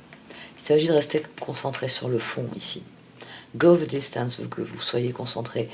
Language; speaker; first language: French; native; French